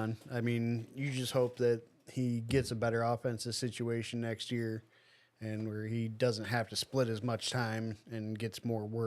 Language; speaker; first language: English; native; English